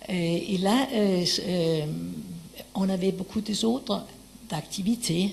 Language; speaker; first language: French; non-native, fluent; Danish